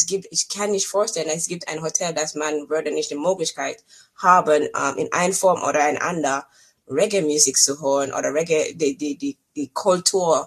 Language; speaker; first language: German; non-native, fluent; English